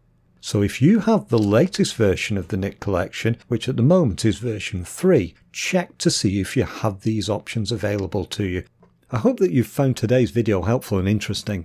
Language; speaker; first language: English; native; English